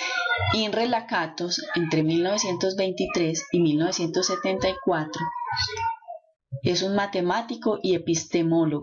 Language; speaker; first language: Spanish; native; Spanish